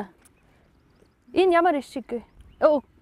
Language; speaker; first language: Mongolian; non-native, fluent; English